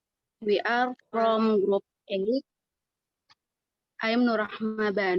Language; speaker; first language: English; non-native, learner; Indonesian